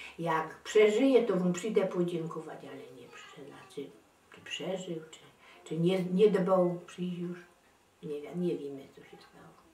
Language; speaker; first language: Polish; native; Polish